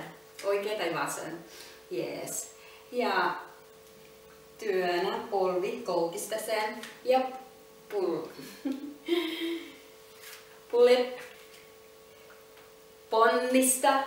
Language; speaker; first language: Finnish; non-native, learner; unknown